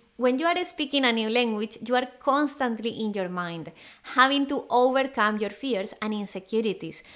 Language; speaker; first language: English; non-native, fluent; Spanish